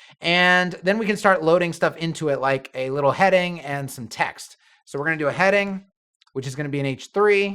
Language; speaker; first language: English; native; English